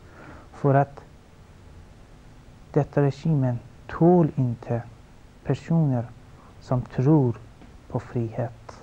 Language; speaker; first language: Swedish; non-native, fluent; Persian